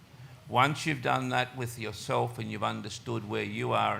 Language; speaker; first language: English; native; English